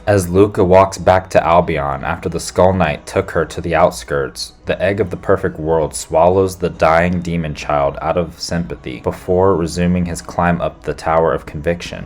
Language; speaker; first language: English; native; English